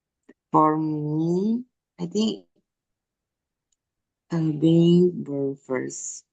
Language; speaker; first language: English; non-native, learner; Indonesian